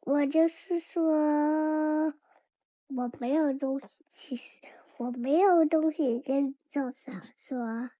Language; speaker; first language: Chinese; early bilingual, heritage; Chinese